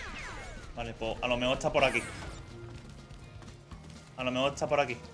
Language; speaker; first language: Spanish; native; Spanish